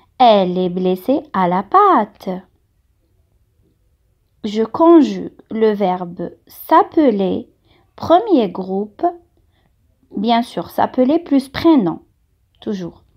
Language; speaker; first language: French; non-native, local second language; Arabic